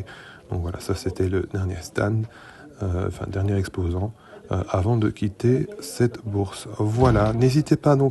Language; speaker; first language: French; native; French